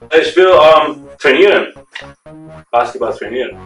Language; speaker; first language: German; non-native, learner; English